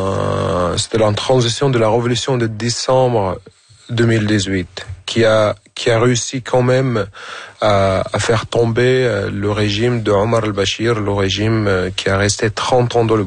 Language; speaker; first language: French; non-native, fluent; Arabic